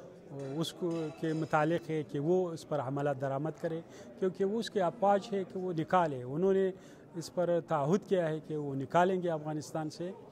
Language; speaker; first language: Hindi; non-native, fluent; Pashto